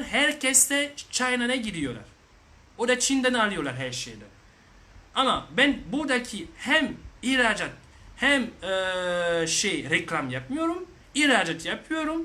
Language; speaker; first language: Turkish; non-native, learner; French